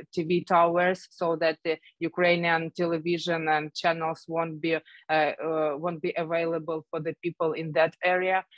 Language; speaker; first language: English; non-native, fluent; Ukrainian